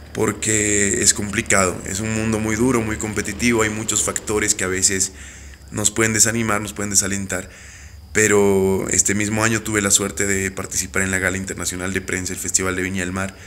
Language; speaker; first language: Spanish; native; Spanish